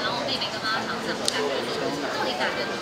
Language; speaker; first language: Chinese; native; Chinese